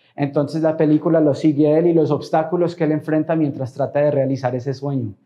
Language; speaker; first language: Spanish; early bilingual, heritage; Spanish